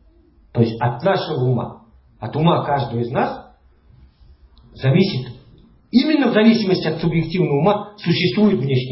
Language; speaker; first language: Russian; native; Russian